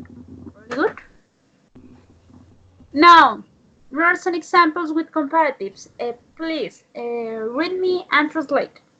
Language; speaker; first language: English; non-native, learner; Spanish